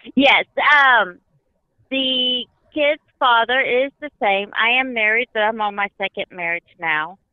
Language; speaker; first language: English; native; English